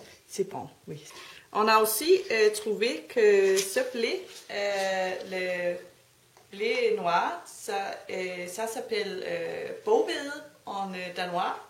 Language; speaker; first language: French; non-native, learner; Danish